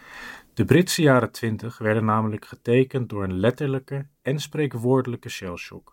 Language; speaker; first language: Dutch; native; Dutch